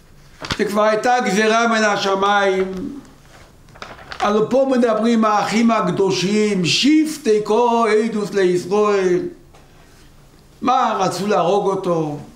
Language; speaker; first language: Hebrew; non-native, local second language; Yiddish